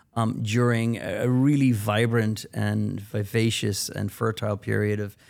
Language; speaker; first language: English; native; English